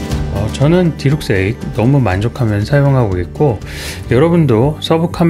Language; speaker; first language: Korean; native; Korean